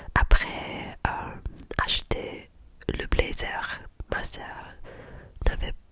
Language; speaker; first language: French; non-native, learner; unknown